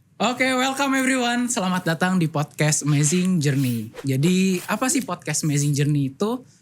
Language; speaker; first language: Indonesian; native; Indonesian